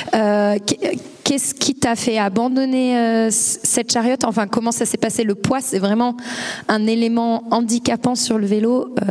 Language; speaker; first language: French; native; French